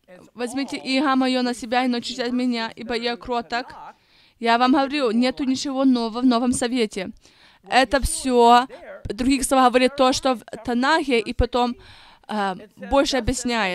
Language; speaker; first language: Russian; non-native, fluent; English